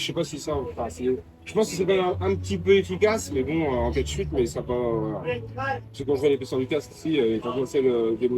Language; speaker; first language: French; native; French